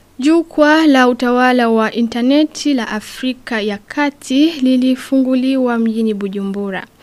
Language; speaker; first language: Swahili; non-native, local second language; Rundi